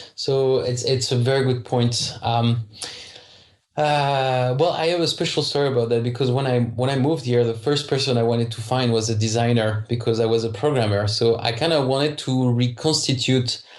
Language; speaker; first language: English; non-native, fluent; French